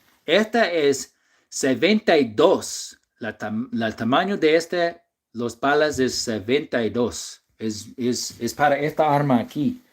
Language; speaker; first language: Spanish; non-native, learner; English